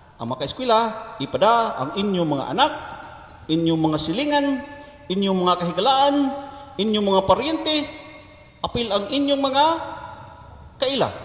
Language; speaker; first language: Cebuano; native; Cebuano